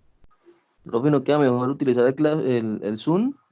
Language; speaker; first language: Spanish; native; Spanish